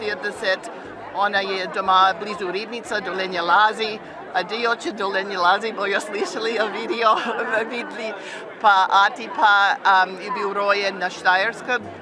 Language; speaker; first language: Slovenian; early bilingual, heritage; Slovenian